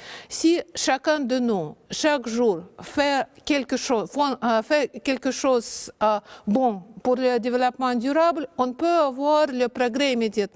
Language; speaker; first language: French; non-native, learner; Russian